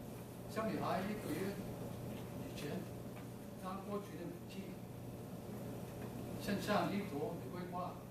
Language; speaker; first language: Chinese; native; Chinese